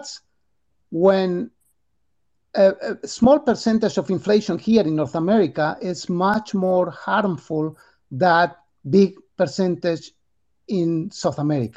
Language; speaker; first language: English; non-native, fluent; Spanish